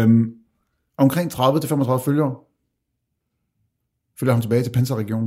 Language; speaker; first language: Danish; native; Danish